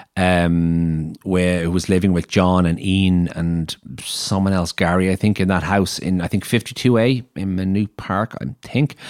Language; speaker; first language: English; native; English